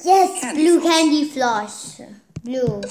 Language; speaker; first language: English; native; English